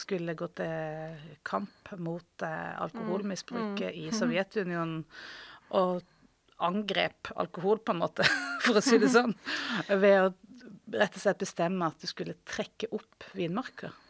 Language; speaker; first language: Norwegian; native; Norwegian